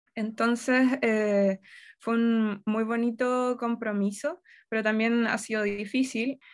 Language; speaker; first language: Spanish; native; Spanish